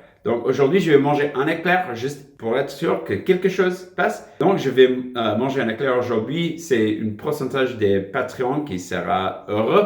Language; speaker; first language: French; non-native, fluent; English